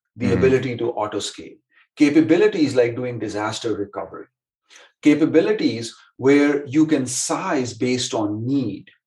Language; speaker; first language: English; non-native, local second language; Hindi